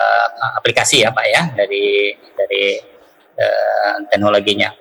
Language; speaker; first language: Indonesian; native; Indonesian